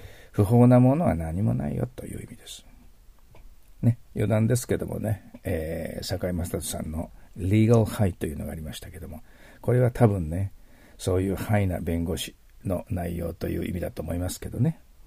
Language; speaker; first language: Japanese; native; Japanese